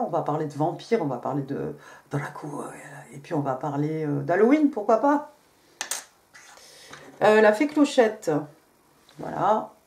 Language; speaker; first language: French; native; French